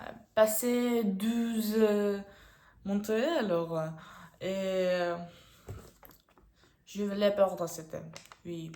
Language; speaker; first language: French; non-native, learner; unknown